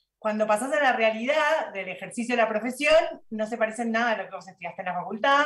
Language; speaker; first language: Spanish; native; Spanish